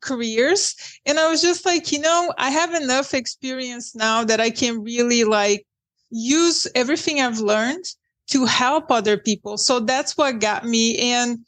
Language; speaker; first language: English; non-native, fluent; Portuguese